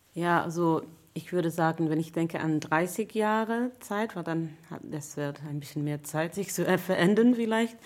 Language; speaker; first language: German; non-native, fluent; English